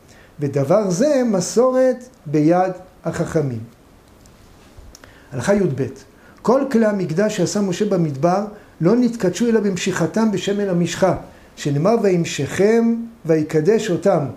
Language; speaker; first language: Hebrew; native; Hebrew